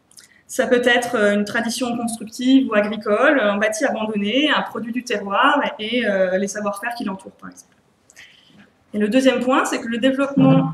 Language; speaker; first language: French; native; French